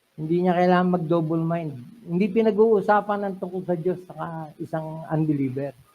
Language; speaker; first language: Filipino; non-native, local second language; Iloko